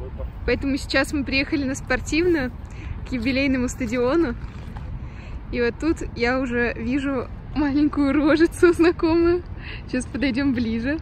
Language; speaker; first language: Russian; native; Russian